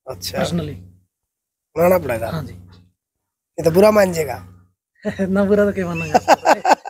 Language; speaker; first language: Hindi; native; Hindi